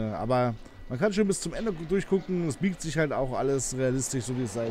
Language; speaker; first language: German; native; German